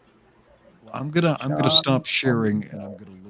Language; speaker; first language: English; native; English